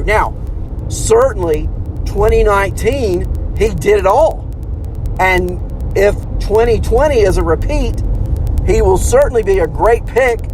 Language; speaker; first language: English; native; English